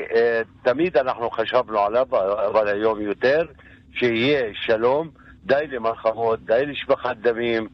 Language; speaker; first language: Hebrew; non-native, local second language; Arabic